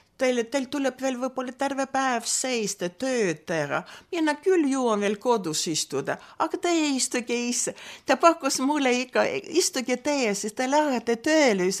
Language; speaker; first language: Estonian; non-native, local second language; Russian